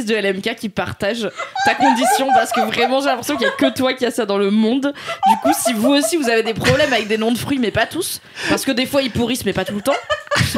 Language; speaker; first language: French; native; French